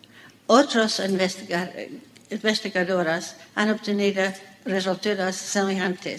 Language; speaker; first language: Spanish; non-native, fluent; English